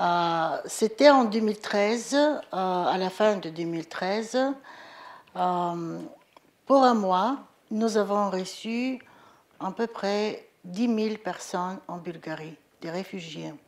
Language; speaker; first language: French; non-native, fluent; Bulgarian